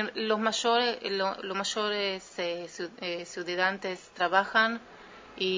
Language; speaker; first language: Spanish; early bilingual, heritage; Spanish